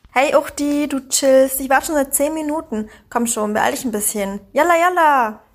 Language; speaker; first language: German; early bilingual, other home language; Arabic